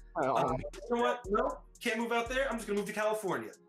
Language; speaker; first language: English; native; English